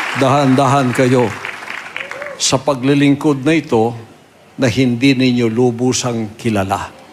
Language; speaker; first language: Filipino; non-native, local second language; Cebuano